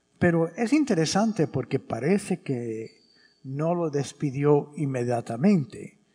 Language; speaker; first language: Spanish; early bilingual, heritage; English